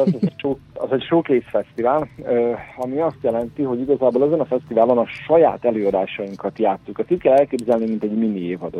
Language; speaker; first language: Hungarian; native; Hungarian